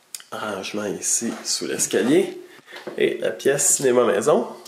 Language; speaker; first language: French; native; French